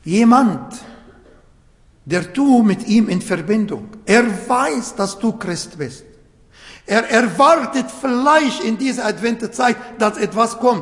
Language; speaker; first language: German; non-native, learner; Arabic